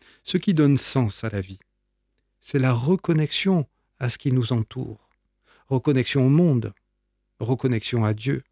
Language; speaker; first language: French; native; French